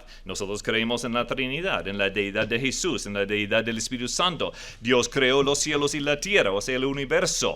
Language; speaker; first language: Spanish; non-native, fluent; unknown